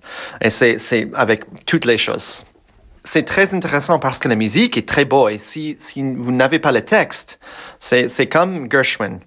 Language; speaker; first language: French; non-native, fluent; English